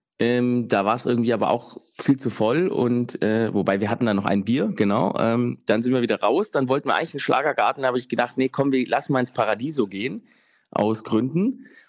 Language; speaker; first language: German; early bilingual, other home language; Italian